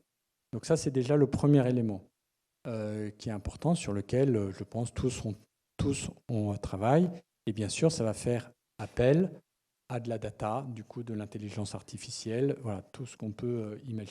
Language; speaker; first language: French; native; French